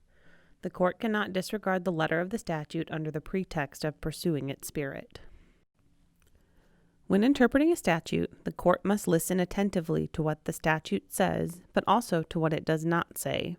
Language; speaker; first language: English; native; English